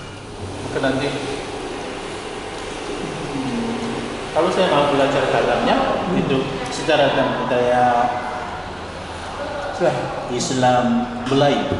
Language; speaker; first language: Indonesian; non-native, learner; Korean